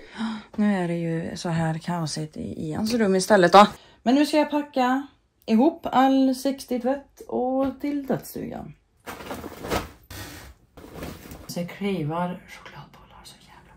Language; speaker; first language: Swedish; native; Swedish